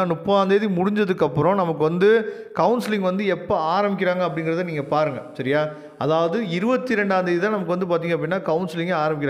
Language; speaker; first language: Tamil; native; Tamil